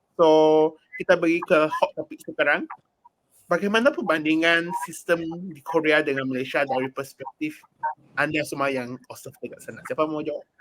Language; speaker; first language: Malay; non-native, local second language; Chinese